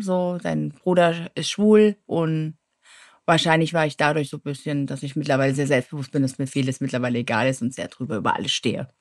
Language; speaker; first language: German; native; German